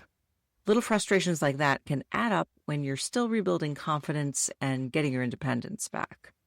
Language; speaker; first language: English; native; English